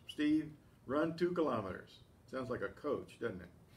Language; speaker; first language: English; native; English